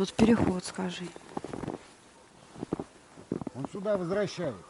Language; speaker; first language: Russian; native; Russian